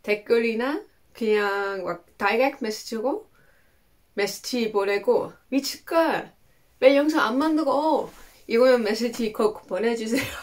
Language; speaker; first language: Korean; non-native, learner; Dutch